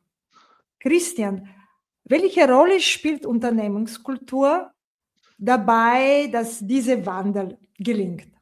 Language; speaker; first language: German; non-native, fluent; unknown